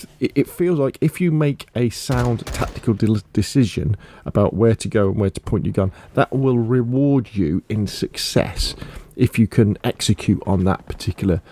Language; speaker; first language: English; native; English